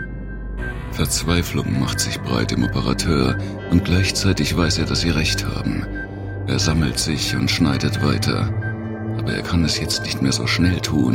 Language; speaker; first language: German; native; German